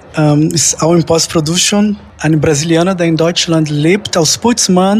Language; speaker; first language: German; non-native, fluent; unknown